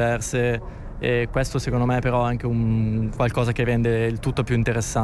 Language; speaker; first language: Italian; native; Italian